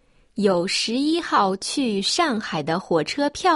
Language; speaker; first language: Chinese; native; Chinese